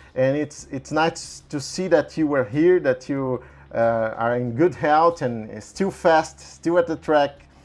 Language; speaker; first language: English; non-native, fluent; Portuguese